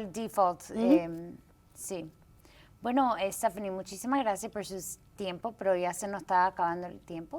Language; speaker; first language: Spanish; early bilingual, heritage; Spanish